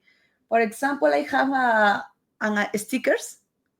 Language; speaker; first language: English; non-native, learner; Spanish